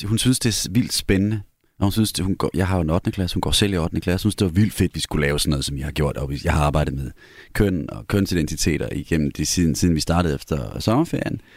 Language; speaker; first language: Danish; native; Danish